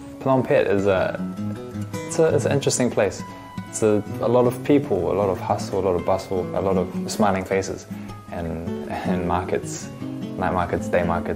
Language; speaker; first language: English; early bilingual, other home language; Chinese